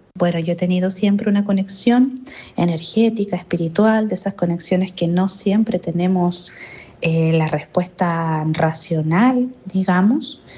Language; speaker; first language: Spanish; native; Spanish